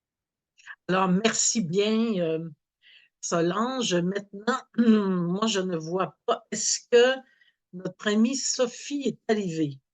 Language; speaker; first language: French; native; French